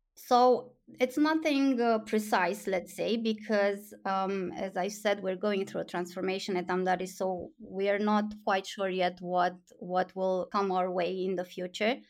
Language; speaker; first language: English; non-native, fluent; Romanian